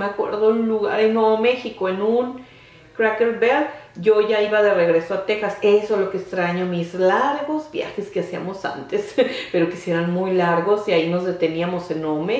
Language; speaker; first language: Spanish; native; Spanish